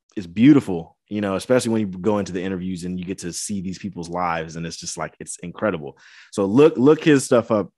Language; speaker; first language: English; native; English